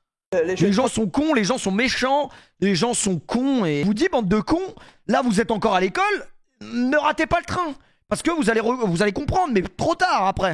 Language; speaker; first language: French; native; French